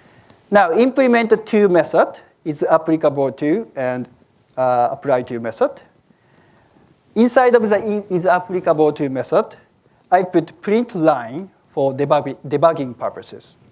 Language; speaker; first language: English; non-native, fluent; Japanese